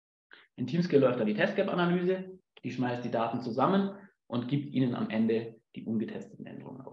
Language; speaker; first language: German; native; German